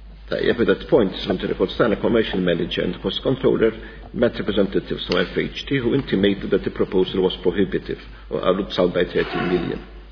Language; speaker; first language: English; non-native, local second language; Maltese